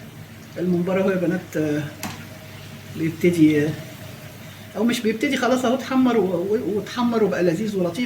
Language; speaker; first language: Arabic; native; Arabic